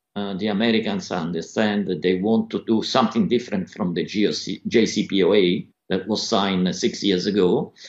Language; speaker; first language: English; non-native, fluent; Italian